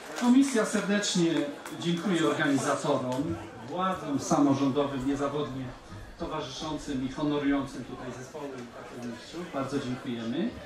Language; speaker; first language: Polish; native; Polish